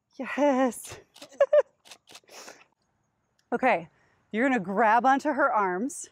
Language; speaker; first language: English; native; English